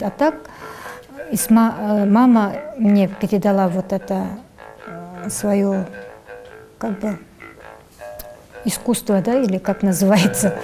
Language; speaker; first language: Russian; non-native, local second language; Kyrgyz